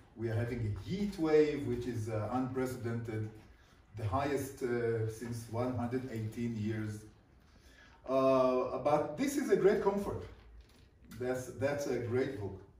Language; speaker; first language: English; non-native, fluent; Hebrew